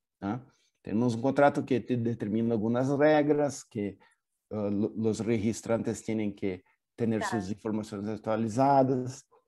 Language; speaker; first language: Spanish; non-native, fluent; Portuguese